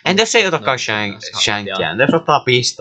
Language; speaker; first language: Finnish; native; Finnish